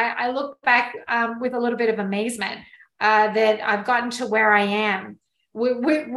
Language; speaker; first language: English; native; English